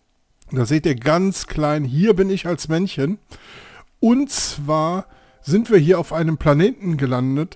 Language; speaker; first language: German; native; German